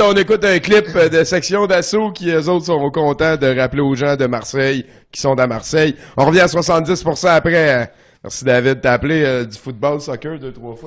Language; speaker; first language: French; native; French